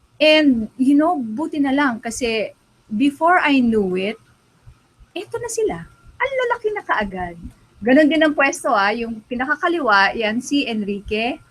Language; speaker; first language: Filipino; non-native, local second language; Iloko